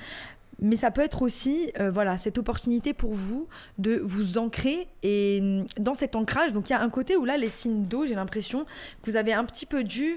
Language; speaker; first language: French; native; French